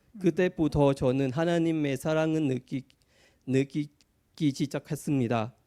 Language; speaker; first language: Korean; non-native, fluent; Thai